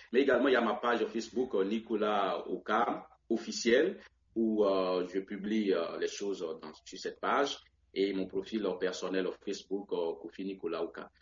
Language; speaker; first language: French; non-native, local second language; Baoulé